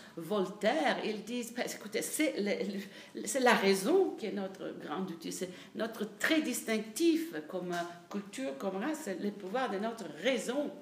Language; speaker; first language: French; non-native, fluent; Italian